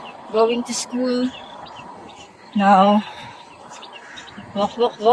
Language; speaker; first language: English; non-native, local second language; Filipino